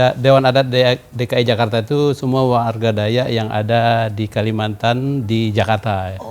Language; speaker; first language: Indonesian; non-native, local second language; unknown